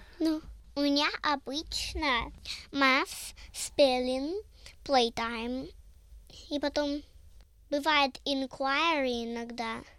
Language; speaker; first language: Russian; early bilingual, heritage; Russian